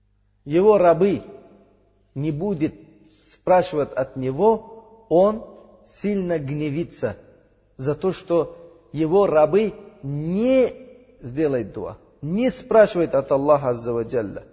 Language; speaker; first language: Russian; non-native, learner; Uzbek